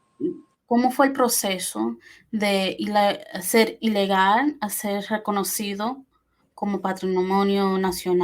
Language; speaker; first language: Spanish; early bilingual, heritage; Spanish